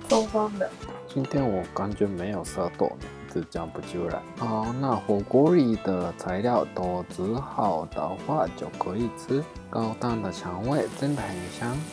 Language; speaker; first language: Chinese; non-native, fluent; Japanese